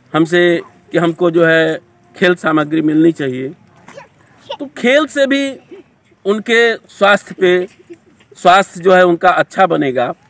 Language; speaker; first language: Hindi; native; Hindi